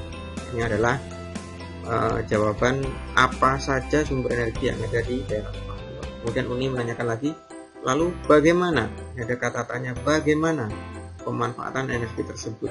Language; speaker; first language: Indonesian; native; Indonesian